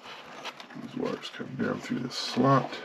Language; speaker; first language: English; native; English